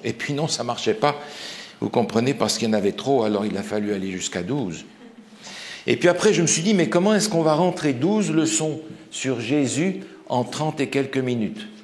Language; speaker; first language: French; native; French